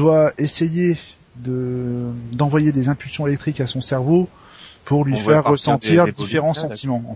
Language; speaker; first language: French; native; French